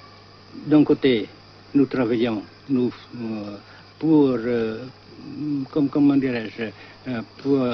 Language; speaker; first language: French; non-native, local second language; Vietnamese